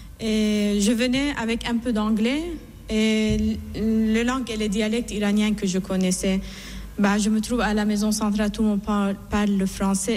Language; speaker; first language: French; non-native, fluent; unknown